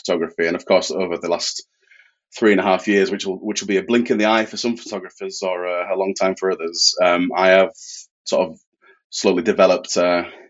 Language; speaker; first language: English; native; English